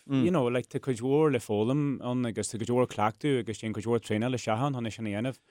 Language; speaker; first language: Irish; non-native, local second language; English